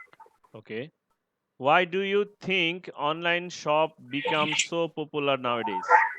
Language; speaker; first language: English; non-native, learner; Bangla